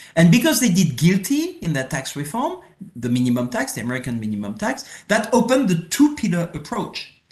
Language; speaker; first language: English; non-native, fluent; French